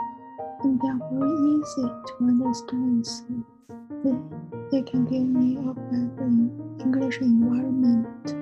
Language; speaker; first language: English; non-native, learner; Chinese